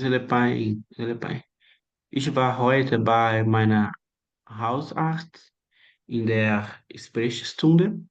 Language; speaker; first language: German; non-native, learner; Portuguese